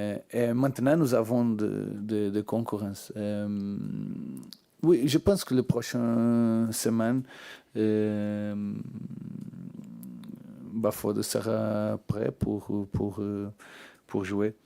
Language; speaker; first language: French; non-native, learner; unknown